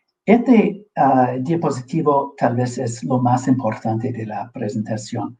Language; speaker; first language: Spanish; non-native, fluent; English